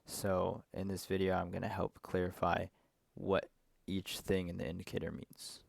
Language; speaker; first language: English; native; English